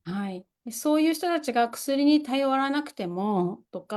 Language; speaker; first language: Japanese; native; Japanese